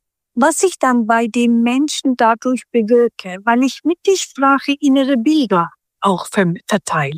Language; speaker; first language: German; non-native, fluent; Turkish